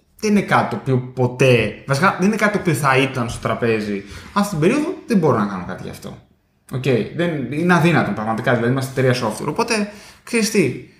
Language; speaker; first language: Greek; early bilingual, heritage; Greek